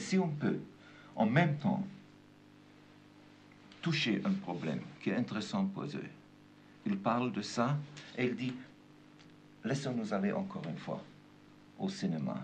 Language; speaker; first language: French; non-native, fluent; German